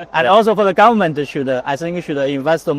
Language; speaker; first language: English; non-native, fluent; Chinese